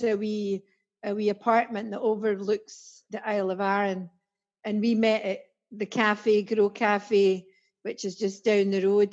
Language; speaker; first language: English; native; English